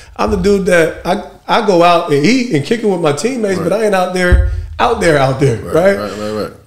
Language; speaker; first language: English; native; English